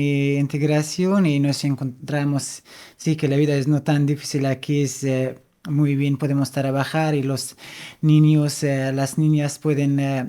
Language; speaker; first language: Spanish; non-native, fluent; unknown